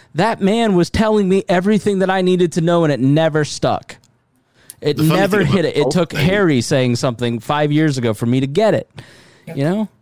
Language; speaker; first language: English; early bilingual, other home language; German